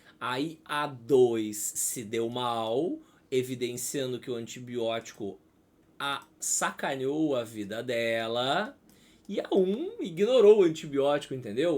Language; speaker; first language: Portuguese; native; Portuguese